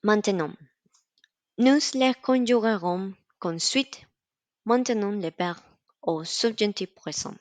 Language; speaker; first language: French; non-native, learner; Spanish